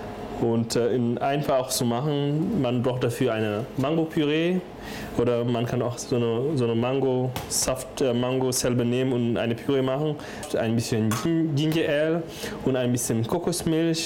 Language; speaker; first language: German; non-native, fluent; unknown